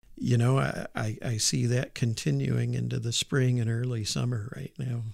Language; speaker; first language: English; native; English